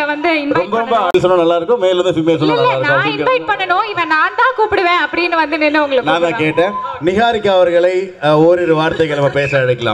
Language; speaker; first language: Tamil; native; Tamil